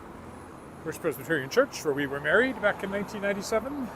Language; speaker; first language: English; native; English